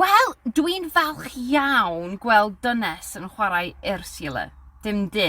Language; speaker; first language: Welsh; non-native, learner; English